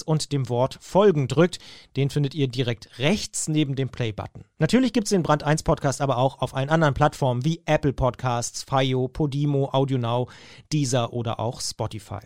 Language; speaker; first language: German; native; German